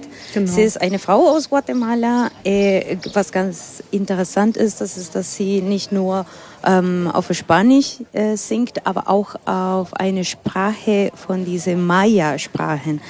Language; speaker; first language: German; non-native, fluent; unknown